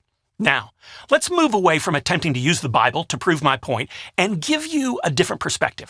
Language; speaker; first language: English; native; English